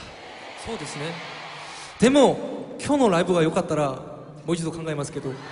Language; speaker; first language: Japanese; non-native, fluent; Korean